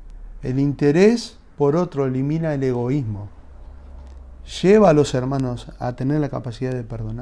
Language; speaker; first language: Spanish; native; Spanish